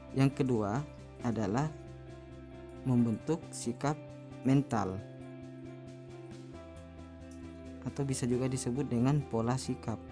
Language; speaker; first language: Indonesian; native; Indonesian